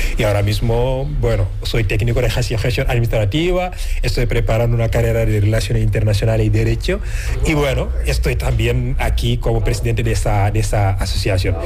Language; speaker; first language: Spanish; non-native, fluent; Wolof